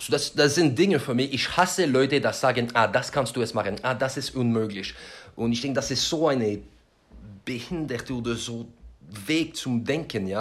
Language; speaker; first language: German; non-native, learner; French